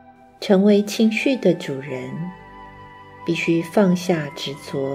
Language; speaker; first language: Chinese; native; Chinese